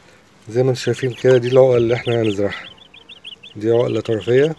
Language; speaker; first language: Arabic; native; Arabic